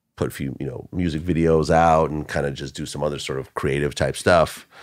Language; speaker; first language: English; early bilingual, other home language; Russian